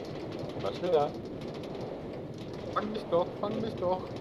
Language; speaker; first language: German; native; German